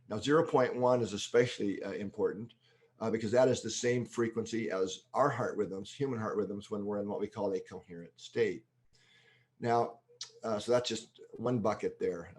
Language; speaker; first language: English; native; English